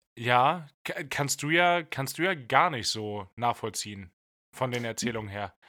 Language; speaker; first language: German; native; German